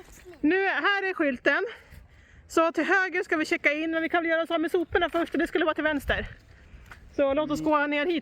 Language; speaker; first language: Swedish; native; Swedish